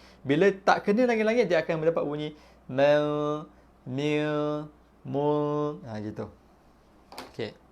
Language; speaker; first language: Malay; native; Malay